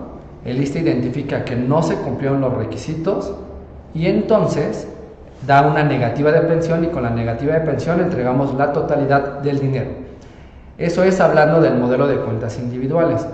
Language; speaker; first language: Spanish; native; Spanish